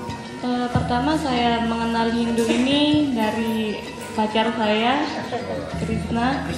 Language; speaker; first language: Indonesian; non-native, local second language; Sasak